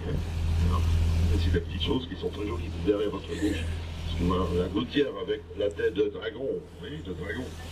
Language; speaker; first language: French; non-native, local second language; Dutch